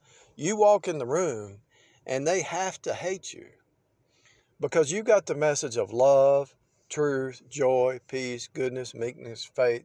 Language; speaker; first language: English; native; English